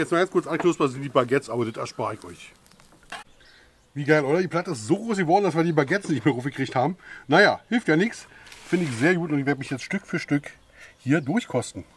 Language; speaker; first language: German; native; German